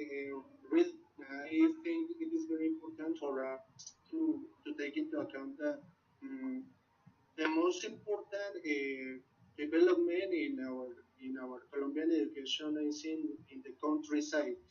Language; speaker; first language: English; non-native, learner; Spanish